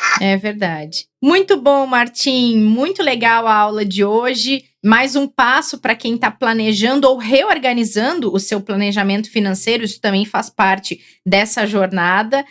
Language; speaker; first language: Portuguese; native; Portuguese